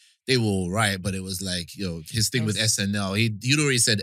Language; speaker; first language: English; native; English